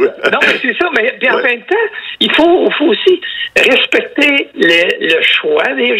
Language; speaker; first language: French; native; French